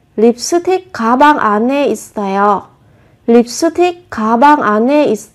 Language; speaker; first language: Korean; non-native, fluent; Vietnamese